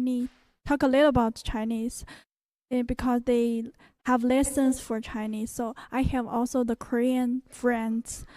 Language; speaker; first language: English; non-native, learner; Chinese